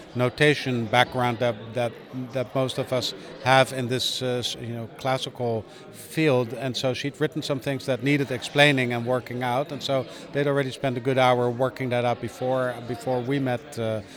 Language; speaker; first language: English; non-native, fluent; Dutch